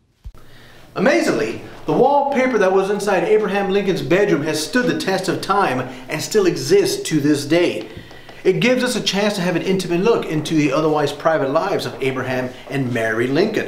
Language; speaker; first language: English; native; English